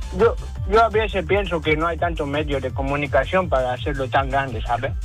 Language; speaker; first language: Spanish; non-native, learner; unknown